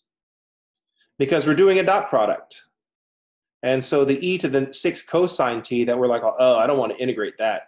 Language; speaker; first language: English; native; English